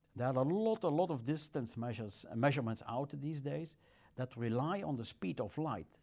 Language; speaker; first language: English; non-native, fluent; Dutch